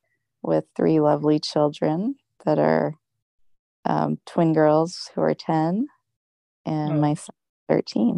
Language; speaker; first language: English; native; English